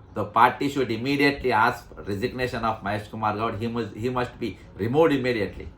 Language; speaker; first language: English; non-native, local second language; Telugu